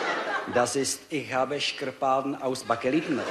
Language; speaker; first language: German; non-native, learner; Czech